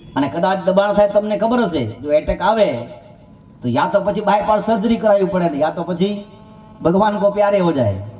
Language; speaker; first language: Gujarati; non-native, local second language; Kachhi